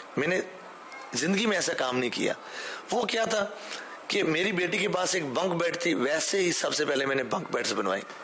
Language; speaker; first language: Urdu; early bilingual, heritage; Urdu